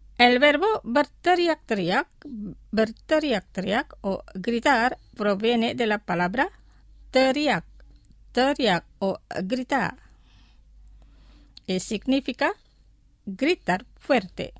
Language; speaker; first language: Spanish; non-native, fluent; Indonesian